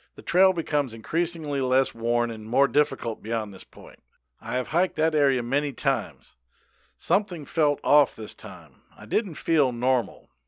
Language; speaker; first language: English; native; English